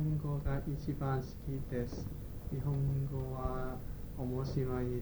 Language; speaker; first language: Japanese; non-native, learner; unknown